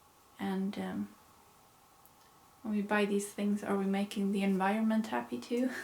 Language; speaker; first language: English; non-native, fluent; Swedish